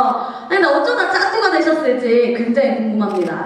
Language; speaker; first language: Korean; native; Korean